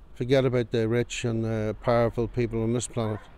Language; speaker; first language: English; native; English